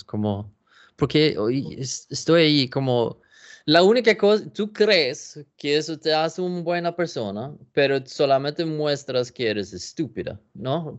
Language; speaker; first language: Spanish; non-native, learner; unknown